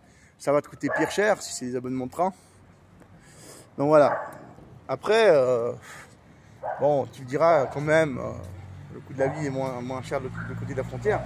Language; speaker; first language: French; native; French